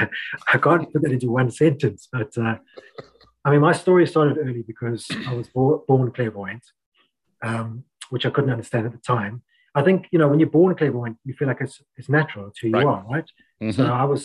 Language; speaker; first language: English; native; English